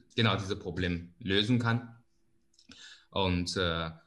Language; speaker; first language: German; non-native, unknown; Chinese